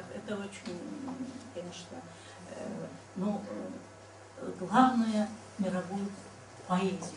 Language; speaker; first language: Russian; non-native, local second language; Karachay-Balkar